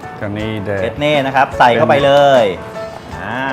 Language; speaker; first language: Thai; native; Thai